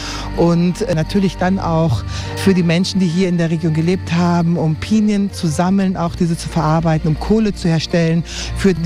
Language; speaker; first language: German; native; German